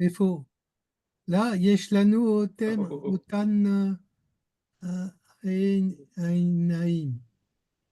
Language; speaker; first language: Hebrew; non-native, learner; French